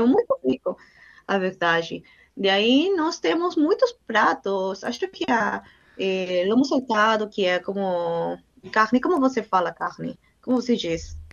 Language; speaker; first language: Portuguese; non-native, learner; Spanish